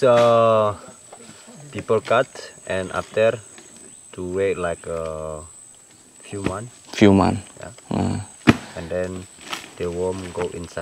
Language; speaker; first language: English; non-native, learner; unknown